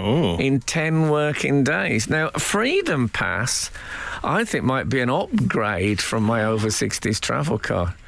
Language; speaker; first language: English; native; English